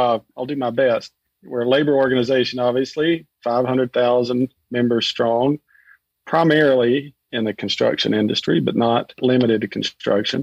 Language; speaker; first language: English; native; English